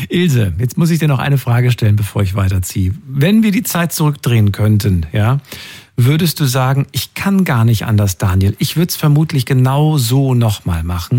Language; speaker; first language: German; native; German